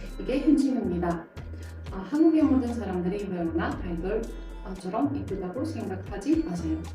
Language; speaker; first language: Korean; non-native, fluent; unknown